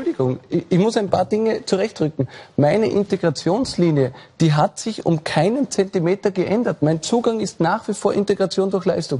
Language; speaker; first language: German; native; German